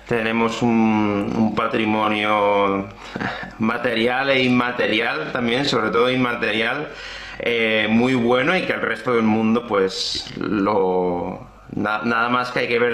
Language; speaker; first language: Spanish; native; Spanish